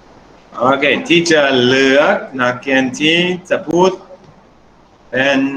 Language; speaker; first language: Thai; non-native, learner; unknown